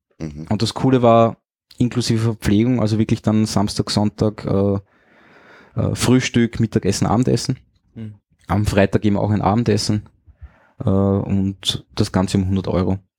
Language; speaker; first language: German; native; German